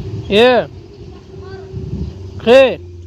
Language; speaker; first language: Arabic; native; Arabic